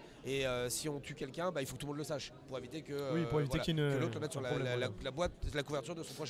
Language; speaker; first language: French; native; French